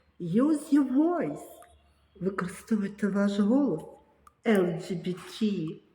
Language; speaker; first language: Ukrainian; native; Ukrainian